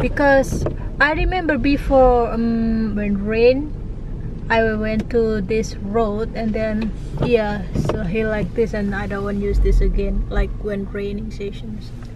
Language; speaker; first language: English; non-native, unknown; Indonesian